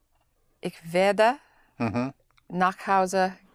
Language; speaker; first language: German; non-native, learner; English